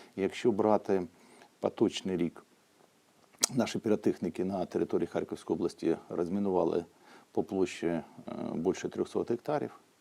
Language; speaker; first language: Ukrainian; native; Ukrainian